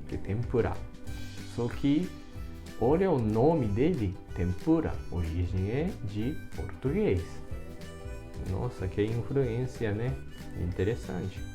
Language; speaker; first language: Portuguese; non-native, fluent; Japanese